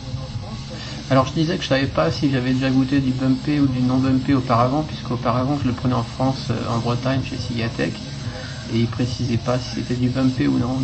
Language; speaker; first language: French; native; French